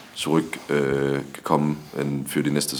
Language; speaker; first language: German; non-native, learner; Danish